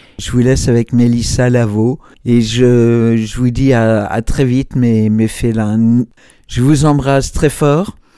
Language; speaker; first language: French; native; French